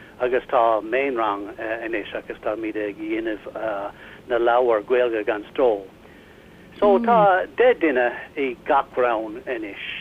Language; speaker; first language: Irish; non-native, learner; English